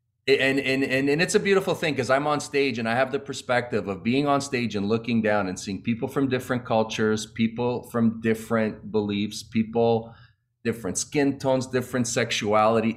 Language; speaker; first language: English; early bilingual, other home language; Italian